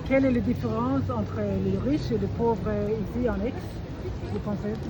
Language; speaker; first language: French; non-native, learner; Swedish